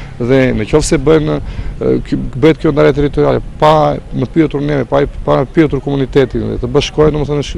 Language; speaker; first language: Albanian; non-native, local second language; Macedonian